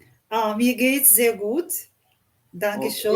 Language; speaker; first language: German; non-native, learner; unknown